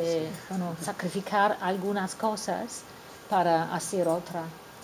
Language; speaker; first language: Spanish; non-native, fluent; English